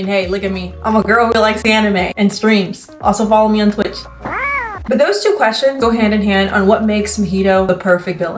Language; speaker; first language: English; native; English